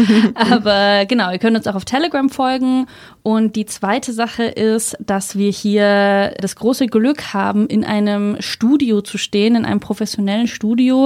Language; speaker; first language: German; native; German